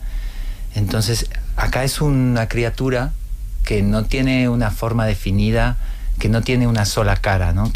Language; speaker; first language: Spanish; non-native, fluent; French